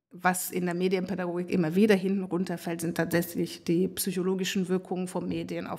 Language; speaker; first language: German; non-native, fluent; Hungarian